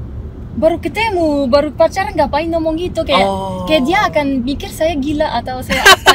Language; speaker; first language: Indonesian; non-native, fluent; French